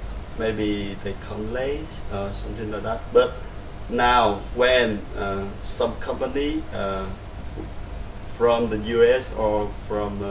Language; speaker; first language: English; non-native, learner; Vietnamese